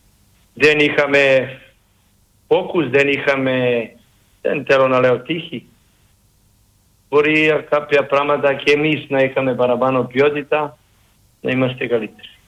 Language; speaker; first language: Greek; non-native, learner; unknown